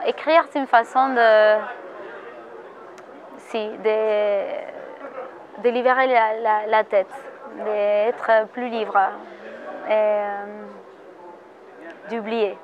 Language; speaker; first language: French; non-native, fluent; Spanish